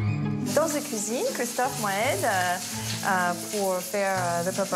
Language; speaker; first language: French; non-native, fluent; English